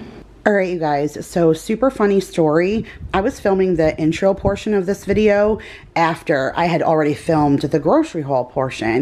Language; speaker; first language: English; native; English